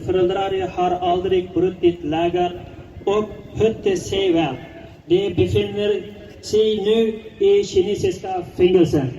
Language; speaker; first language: Swedish; non-native, learner; Uyghur